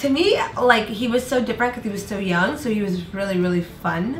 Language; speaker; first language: English; native; English